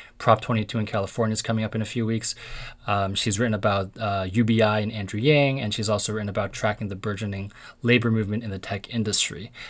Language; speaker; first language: English; native; English